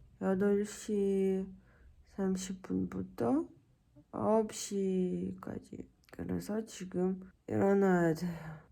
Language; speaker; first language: Korean; non-native, fluent; Russian